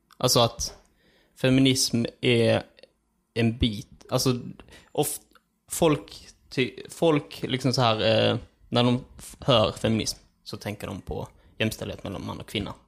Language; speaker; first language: Swedish; early bilingual, other home language; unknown